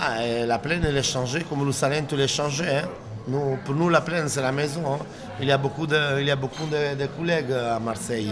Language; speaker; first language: French; non-native, learner; Italian